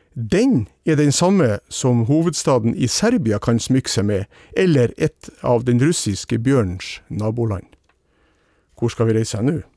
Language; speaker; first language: Norwegian; native; Norwegian